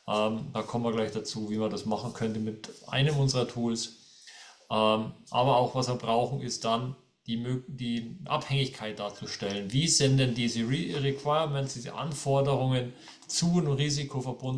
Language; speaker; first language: German; native; German